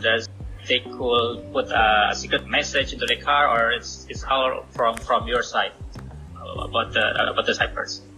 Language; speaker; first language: English; non-native, learner; Indonesian